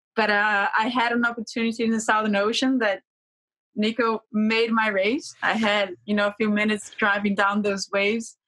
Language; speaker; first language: English; non-native, fluent; Portuguese